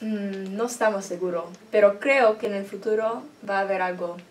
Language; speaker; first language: Spanish; non-native, learner; English